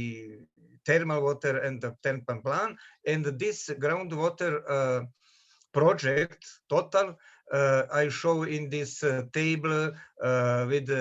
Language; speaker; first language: English; non-native, learner; Serbian